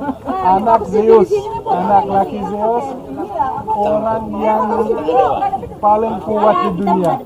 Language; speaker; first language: Indonesian; non-native, fluent; Turkish